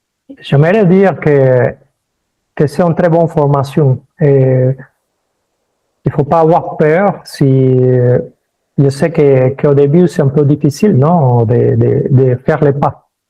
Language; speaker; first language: French; early bilingual, other home language; Spanish